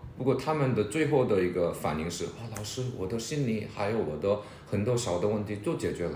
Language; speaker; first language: Chinese; non-native, fluent; Korean